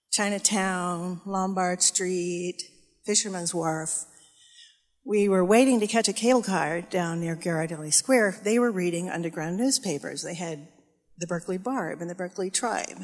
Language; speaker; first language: English; native; English